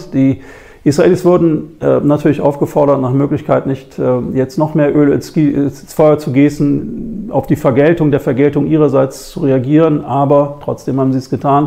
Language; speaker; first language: German; native; German